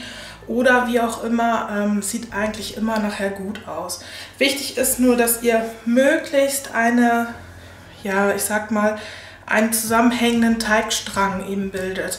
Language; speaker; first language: German; native; German